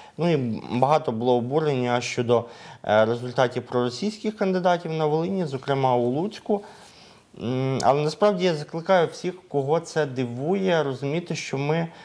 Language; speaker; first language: Ukrainian; native; Ukrainian